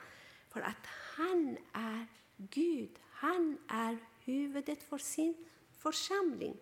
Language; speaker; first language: Swedish; non-native, fluent; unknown